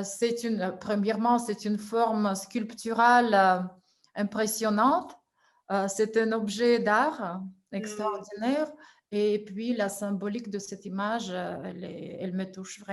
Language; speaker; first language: French; non-native, fluent; Russian